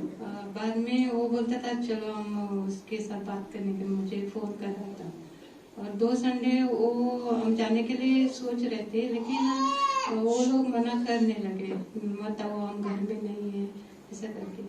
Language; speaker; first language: Hindi; non-native, local second language; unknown